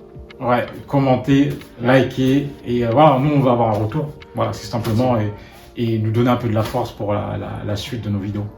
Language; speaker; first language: French; native; French